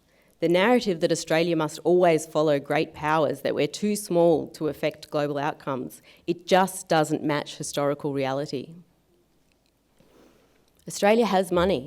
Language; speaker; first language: English; native; English